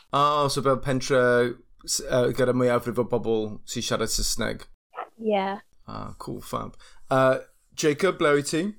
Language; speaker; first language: Welsh; non-native, local second language; English